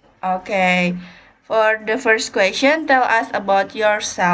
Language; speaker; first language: English; non-native, learner; Indonesian